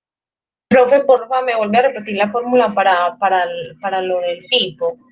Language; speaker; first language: Spanish; native; Spanish